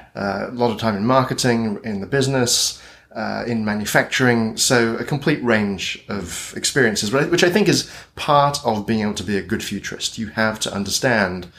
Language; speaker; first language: English; native; English